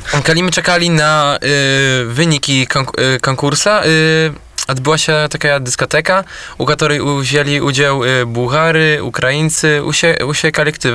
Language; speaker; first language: Polish; non-native, local second language; Belarusian